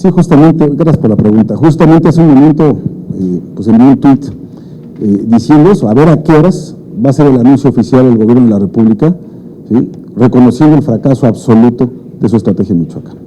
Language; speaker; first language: Spanish; native; Spanish